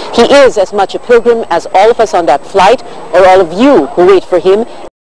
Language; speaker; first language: English; non-native, local second language; Filipino